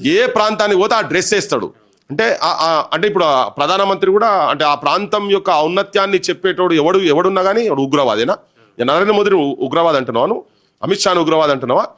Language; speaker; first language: Telugu; native; Telugu